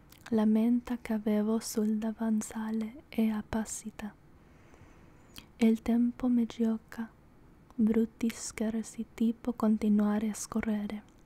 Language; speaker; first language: Italian; non-native, learner; English